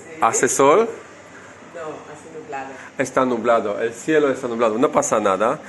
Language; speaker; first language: Spanish; non-native, fluent; Polish